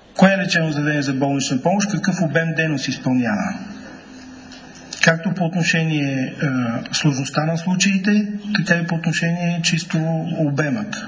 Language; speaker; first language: Bulgarian; native; Bulgarian